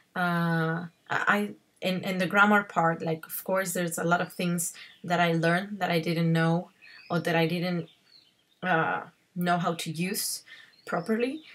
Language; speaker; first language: English; non-native, fluent; Spanish